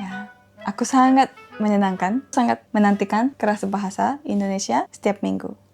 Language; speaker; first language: Indonesian; non-native, fluent; Japanese